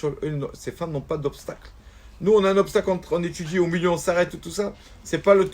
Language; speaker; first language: French; native; French